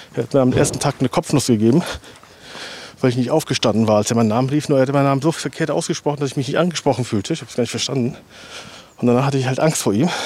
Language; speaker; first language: German; native; German